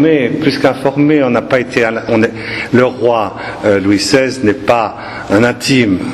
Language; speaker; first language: French; native; French